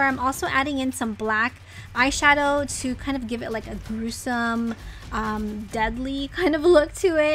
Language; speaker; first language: English; native; English